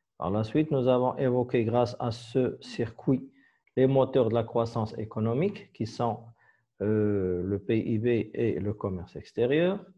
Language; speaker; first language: French; non-native, local second language; Arabic